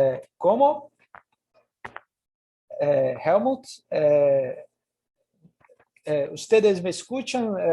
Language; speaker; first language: Spanish; non-native, fluent; Portuguese